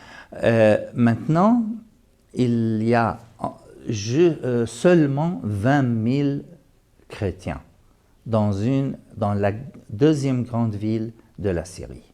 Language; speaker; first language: French; non-native, fluent; Arabic